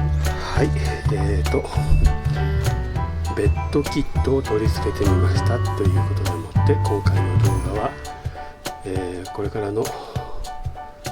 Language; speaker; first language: Japanese; native; Japanese